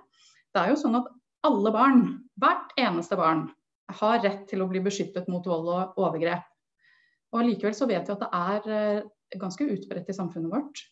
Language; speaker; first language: Norwegian; native; Norwegian